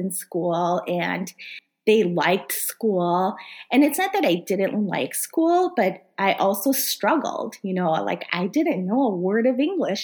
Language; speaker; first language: English; early bilingual, other home language; Korean